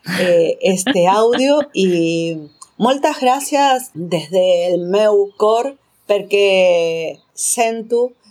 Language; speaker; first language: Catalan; non-native, learner; Spanish